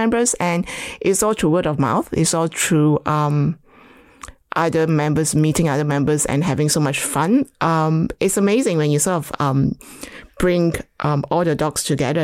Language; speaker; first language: English; non-native, local second language; Chinese